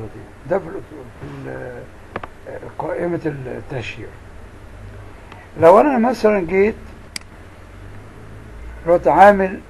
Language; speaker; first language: Arabic; native; Arabic